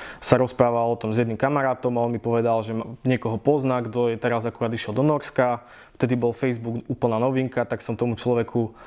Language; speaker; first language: Slovak; native; Slovak